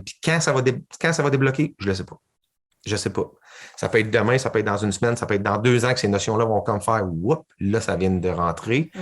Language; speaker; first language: French; native; French